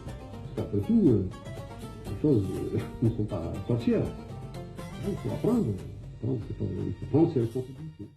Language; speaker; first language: French; non-native, local second language; Kabyle